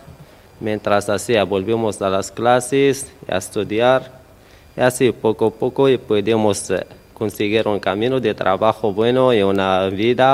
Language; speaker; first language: Spanish; non-native, learner; Arabic